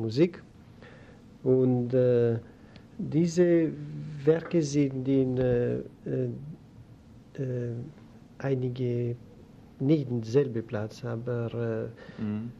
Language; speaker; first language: German; non-native, learner; Greek